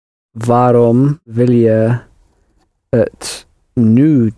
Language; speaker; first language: Dutch; non-native, learner; English